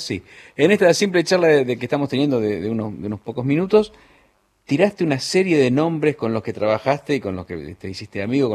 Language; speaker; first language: Spanish; native; Spanish